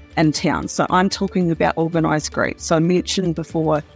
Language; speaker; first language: English; native; English